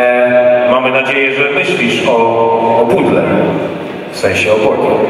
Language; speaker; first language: Polish; native; Polish